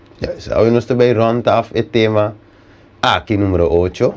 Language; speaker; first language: Dutch; non-native, local second language; Papiamento